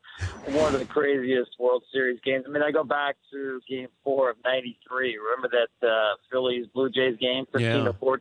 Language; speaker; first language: English; native; English